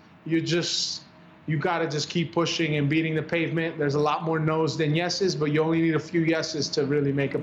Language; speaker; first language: English; early bilingual, other home language; Spanish